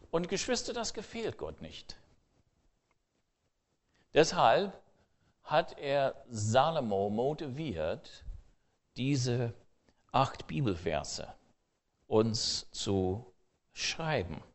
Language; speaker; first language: German; non-native, fluent; English